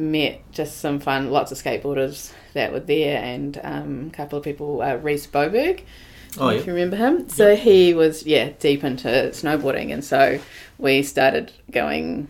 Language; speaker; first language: English; native; English